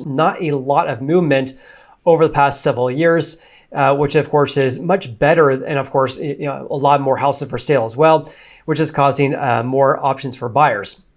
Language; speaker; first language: English; native; English